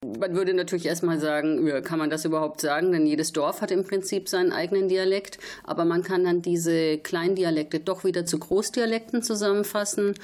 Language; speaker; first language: German; native; German